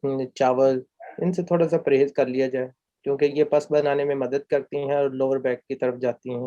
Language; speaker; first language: Urdu; native; Urdu